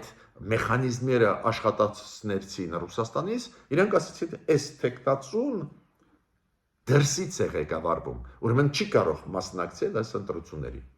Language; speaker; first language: Armenian; native; Armenian